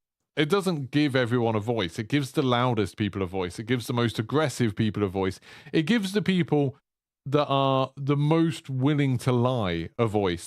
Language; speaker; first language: English; native; English